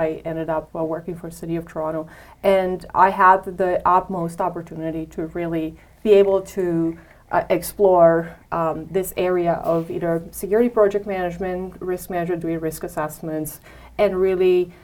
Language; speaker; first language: English; non-native, fluent; Romanian